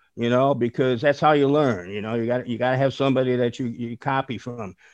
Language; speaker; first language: English; native; English